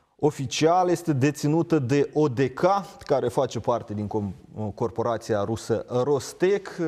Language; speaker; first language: Romanian; native; Romanian